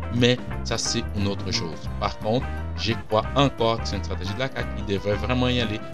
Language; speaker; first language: French; non-native, fluent; Portuguese